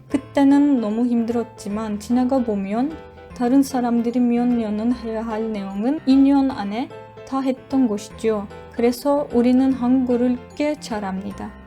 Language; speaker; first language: Korean; non-native, learner; Turkish